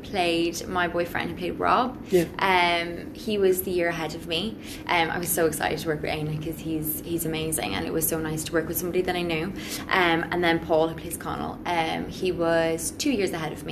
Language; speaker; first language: English; native; English